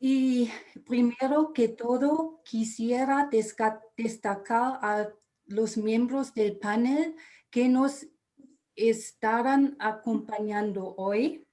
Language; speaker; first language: Spanish; non-native, fluent; German